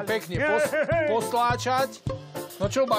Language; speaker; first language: Slovak; native; Slovak